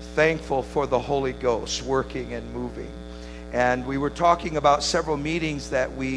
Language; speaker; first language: English; native; English